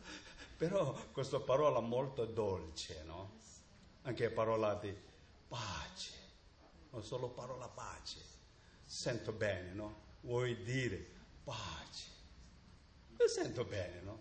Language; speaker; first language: Italian; non-native, learner; Tibetan